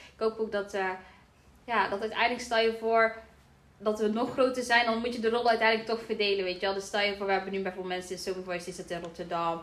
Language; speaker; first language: Dutch; early bilingual, other home language; Somali